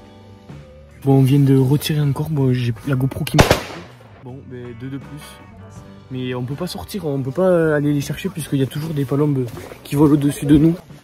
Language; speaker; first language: French; native; French